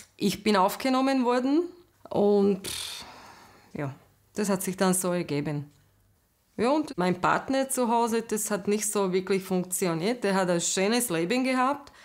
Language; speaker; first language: German; non-native, fluent; Slovak